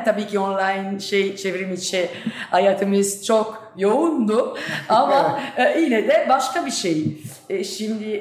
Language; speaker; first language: Turkish; non-native, fluent; Italian